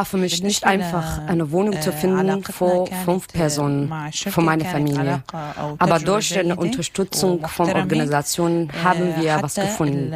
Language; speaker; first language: German; non-native, learner; Arabic